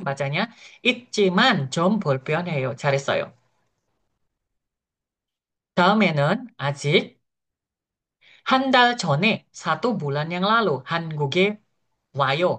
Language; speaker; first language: Korean; non-native, fluent; Indonesian